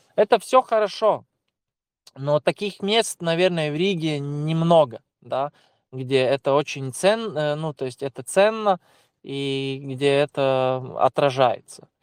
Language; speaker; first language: Russian; non-native, local second language; Latvian